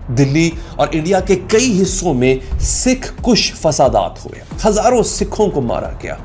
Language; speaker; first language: Urdu; native; Urdu